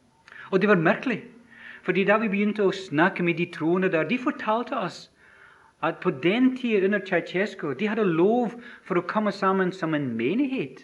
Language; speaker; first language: Norwegian; non-native, fluent; English